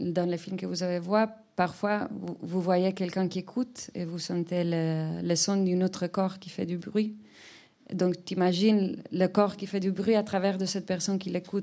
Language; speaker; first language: French; non-native, fluent; Spanish